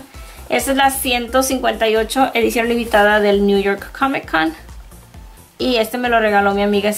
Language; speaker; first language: Spanish; native; Spanish